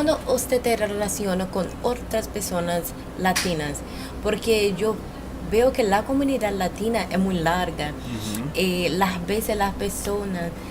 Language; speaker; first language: Spanish; non-native, learner; Portuguese